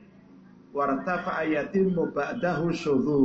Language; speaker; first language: Arabic; non-native, learner; Indonesian